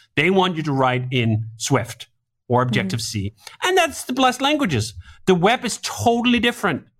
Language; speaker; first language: English; non-native, fluent; Danish